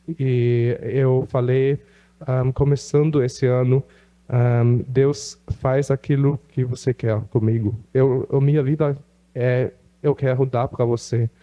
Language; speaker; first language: Portuguese; non-native, local second language; German